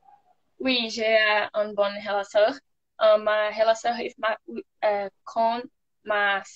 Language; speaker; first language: French; non-native, learner; Portuguese